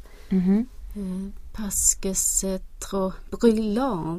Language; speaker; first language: French; non-native, learner; Swedish